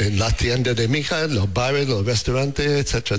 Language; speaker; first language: Spanish; non-native, learner; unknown